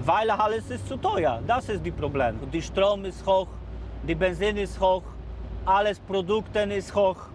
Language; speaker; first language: German; non-native, learner; Polish